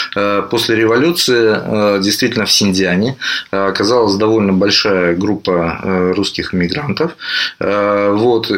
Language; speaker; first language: Russian; native; Russian